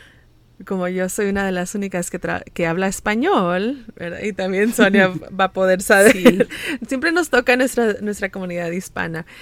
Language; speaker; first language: Spanish; early bilingual, heritage; Spanish